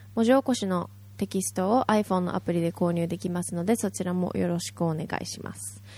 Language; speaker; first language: Japanese; native; Japanese